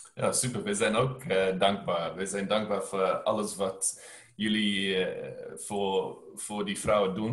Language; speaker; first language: Dutch; non-native, learner; English